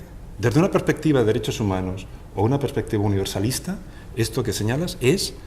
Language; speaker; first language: Spanish; native; Spanish